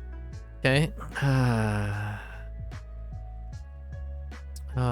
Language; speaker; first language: Japanese; non-native, learner; English